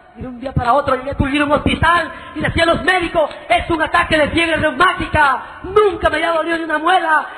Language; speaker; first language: Spanish; native; Spanish